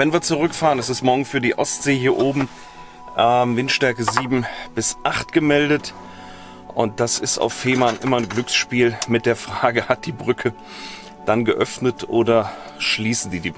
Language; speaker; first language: German; native; German